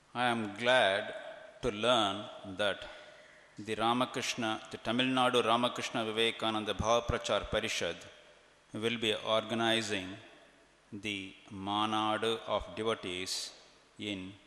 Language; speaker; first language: English; non-native, local second language; Tamil